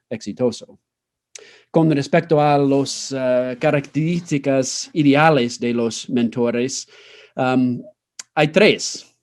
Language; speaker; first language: Spanish; non-native, fluent; English